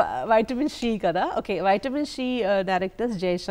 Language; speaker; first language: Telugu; non-native, local second language; Malayalam